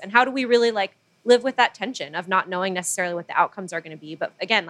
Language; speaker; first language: English; non-native, local second language; Filipino